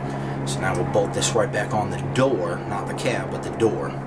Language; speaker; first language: English; native; English